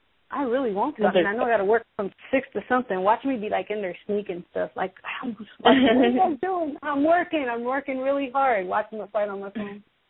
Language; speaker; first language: English; early bilingual, other home language; Spanish